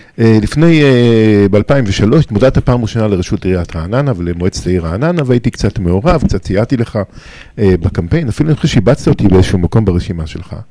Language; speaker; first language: Hebrew; native; Hebrew